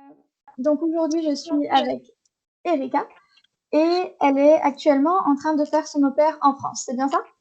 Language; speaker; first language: French; native; French